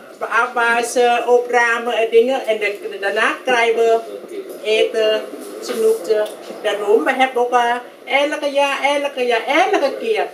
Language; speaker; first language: Dutch; non-native, learner; Thai